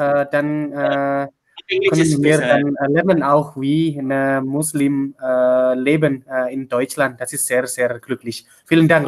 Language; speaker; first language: German; non-native, learner; Indonesian